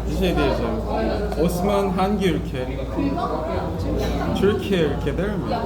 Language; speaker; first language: Turkish; non-native, learner; Korean